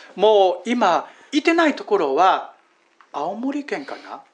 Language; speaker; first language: Japanese; non-native, fluent; Chinese